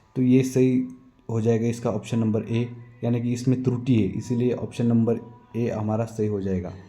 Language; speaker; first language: Hindi; non-native, local second language; Marathi